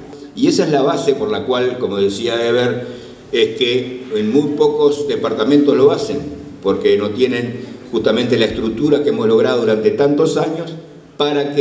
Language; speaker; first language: Spanish; native; Spanish